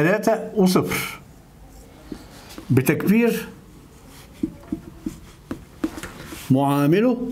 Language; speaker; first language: Arabic; native; Arabic